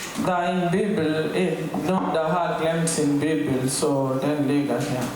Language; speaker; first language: Danish; non-native, learner; French